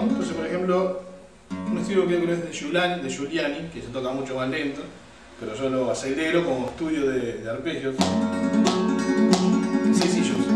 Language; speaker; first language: Spanish; native; Spanish